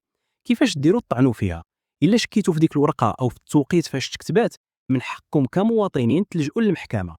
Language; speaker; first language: Arabic; native; Arabic